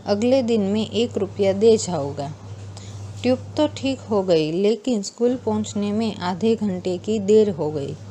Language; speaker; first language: Hindi; non-native, local second language; Gujarati